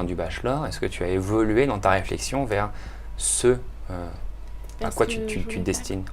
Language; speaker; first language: French; native; French